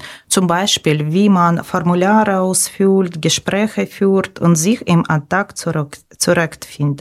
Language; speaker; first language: German; non-native, learner; Ukrainian